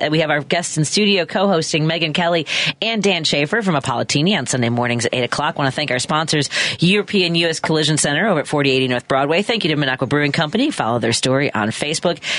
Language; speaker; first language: English; native; English